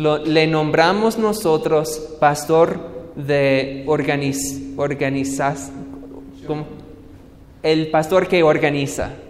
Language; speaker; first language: Spanish; non-native, learner; English